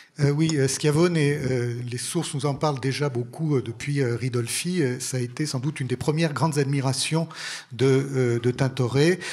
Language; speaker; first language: French; native; French